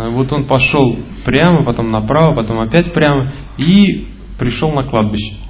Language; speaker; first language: Russian; native; Russian